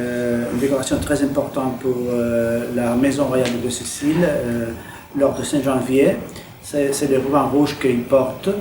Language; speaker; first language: French; non-native, fluent; Spanish